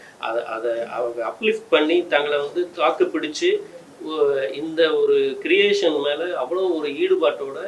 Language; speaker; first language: Tamil; native; Tamil